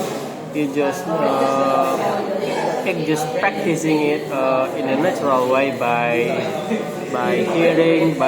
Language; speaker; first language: English; non-native, learner; Indonesian